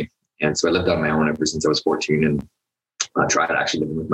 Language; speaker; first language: English; native; English